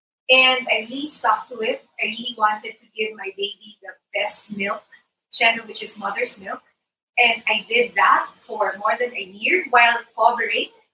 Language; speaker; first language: English; non-native, local second language; Iloko